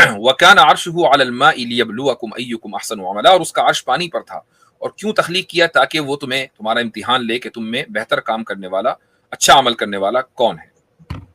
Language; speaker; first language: Urdu; native; Urdu